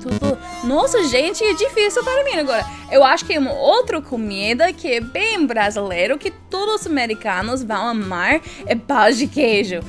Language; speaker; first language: Portuguese; non-native, learner; English